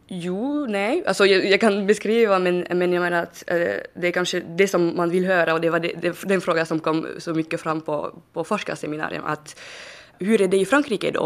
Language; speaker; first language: Swedish; non-native, fluent; French